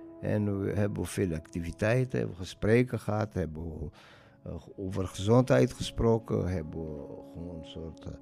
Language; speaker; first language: Dutch; non-native, learner; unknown